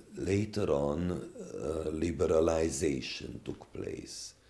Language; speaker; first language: English; non-native, fluent; Hungarian